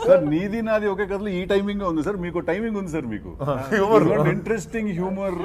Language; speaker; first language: Telugu; native; Telugu